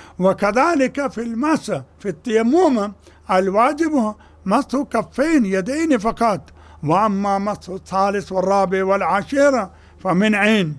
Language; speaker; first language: Arabic; non-native, fluent; Urdu